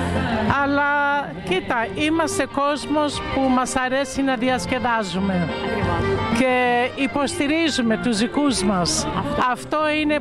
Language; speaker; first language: Greek; early bilingual, heritage; Greek